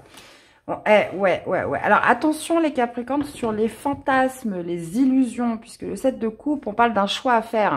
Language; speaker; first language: French; native; French